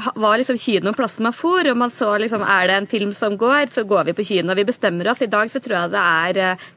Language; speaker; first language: Norwegian; native; Norwegian